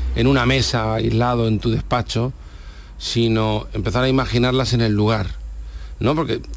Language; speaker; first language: Spanish; native; Spanish